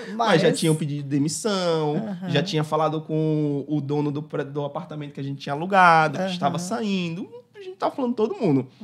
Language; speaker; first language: Portuguese; native; Portuguese